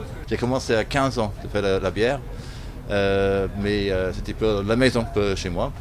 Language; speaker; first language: French; non-native, fluent; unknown